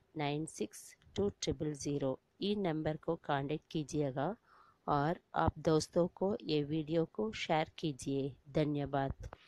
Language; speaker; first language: Hindi; non-native, local second language; Tamil